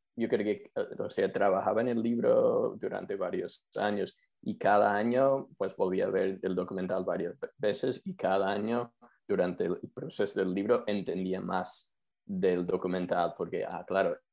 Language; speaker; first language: Spanish; non-native, fluent; English